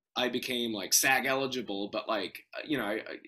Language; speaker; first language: English; native; English